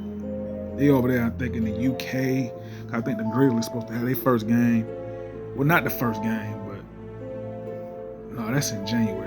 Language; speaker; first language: English; native; English